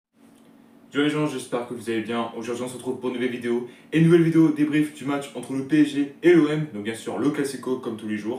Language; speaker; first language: French; native; French